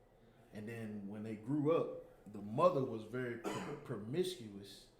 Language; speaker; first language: English; native; English